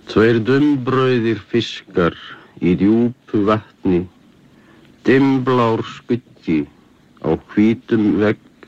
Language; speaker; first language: Icelandic; native; Icelandic